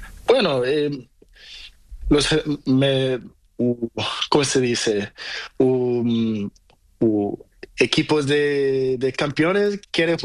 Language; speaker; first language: Spanish; non-native, learner; Portuguese